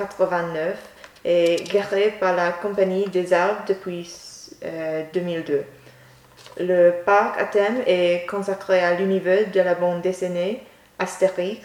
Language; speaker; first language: French; non-native, learner; English